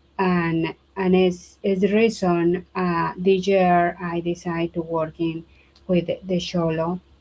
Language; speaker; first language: English; non-native, learner; Spanish